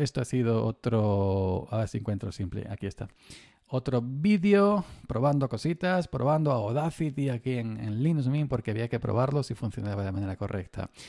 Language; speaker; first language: Spanish; native; Spanish